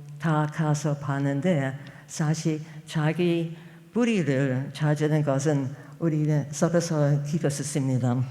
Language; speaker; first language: Korean; non-native, fluent; English